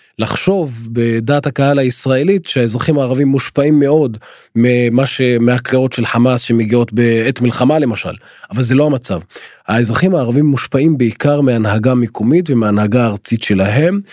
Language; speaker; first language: Hebrew; non-native, local second language; Arabic